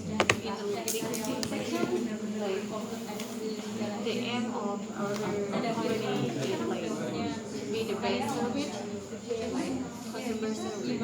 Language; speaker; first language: English; non-native, learner; Indonesian